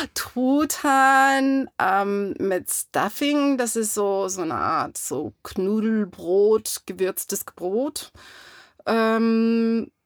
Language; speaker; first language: German; non-native, fluent; English